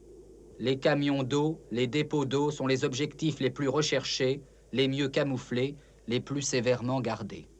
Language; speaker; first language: French; native; French